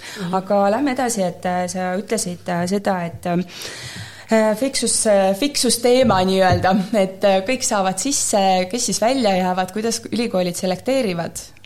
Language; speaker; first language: Estonian; native; Estonian